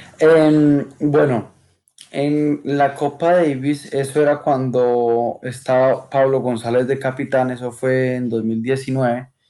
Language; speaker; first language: Spanish; native; Spanish